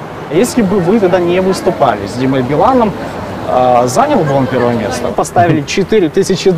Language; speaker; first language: Russian; native; Russian